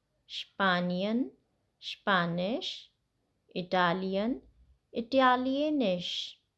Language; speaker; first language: German; non-native, fluent; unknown